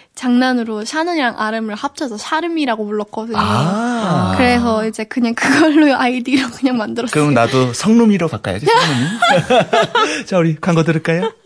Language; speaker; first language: Korean; early bilingual, heritage; English